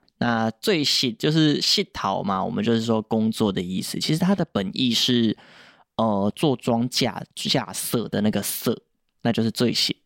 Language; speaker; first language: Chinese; native; Chinese